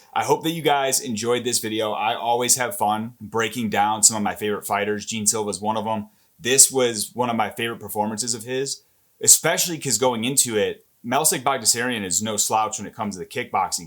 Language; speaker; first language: English; native; English